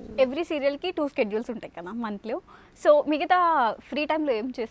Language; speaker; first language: Telugu; native; Telugu